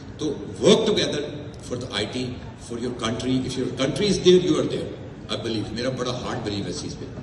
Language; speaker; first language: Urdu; early bilingual, heritage; Urdu